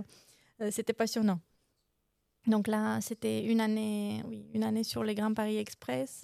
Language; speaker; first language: French; non-native, fluent; Romanian